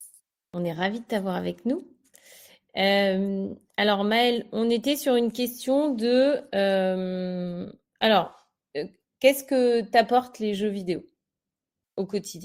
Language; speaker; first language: French; native; French